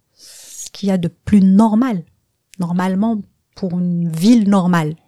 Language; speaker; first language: French; non-native, local second language; Kabyle